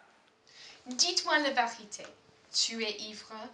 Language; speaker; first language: French; non-native, learner; English